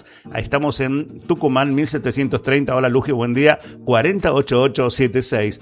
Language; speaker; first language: Spanish; native; Spanish